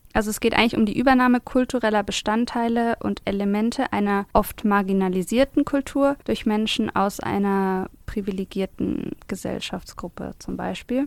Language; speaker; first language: German; native; German